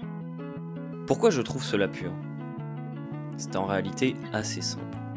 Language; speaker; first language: French; native; French